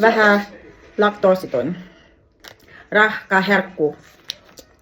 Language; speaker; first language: Finnish; non-native, learner; Filipino